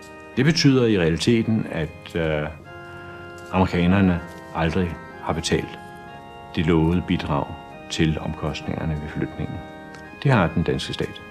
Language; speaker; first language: Danish; native; Danish